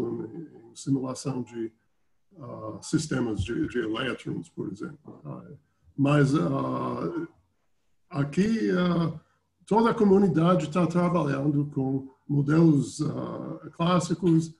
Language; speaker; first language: Portuguese; non-native, fluent; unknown